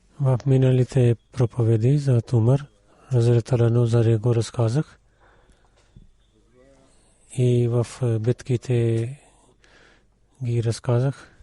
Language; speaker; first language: Bulgarian; non-native, learner; Urdu